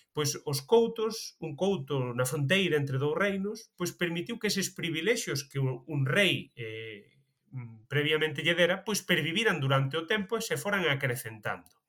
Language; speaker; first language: Galician; native; Galician